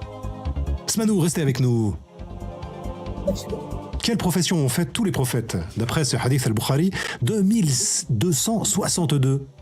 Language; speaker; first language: French; native; French